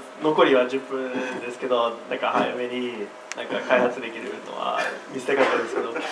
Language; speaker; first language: Japanese; non-native, learner; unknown